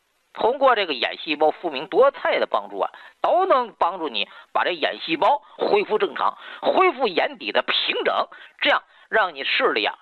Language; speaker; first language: Chinese; native; Chinese